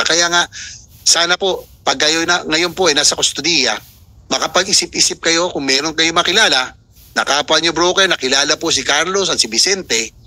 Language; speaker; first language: Filipino; native; Filipino